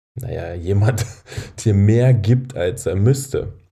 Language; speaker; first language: German; native; German